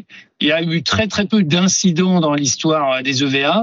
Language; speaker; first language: French; native; French